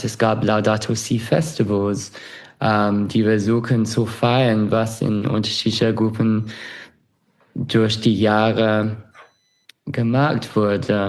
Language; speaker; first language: German; non-native, fluent; English